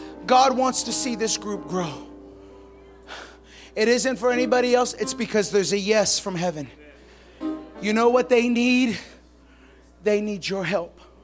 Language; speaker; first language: English; native; English